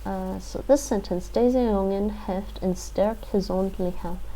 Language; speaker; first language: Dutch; non-native, learner; English